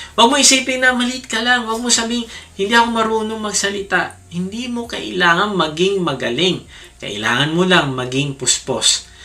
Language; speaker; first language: Filipino; native; Filipino